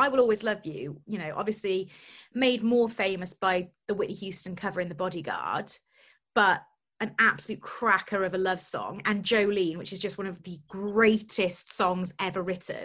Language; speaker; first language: English; native; English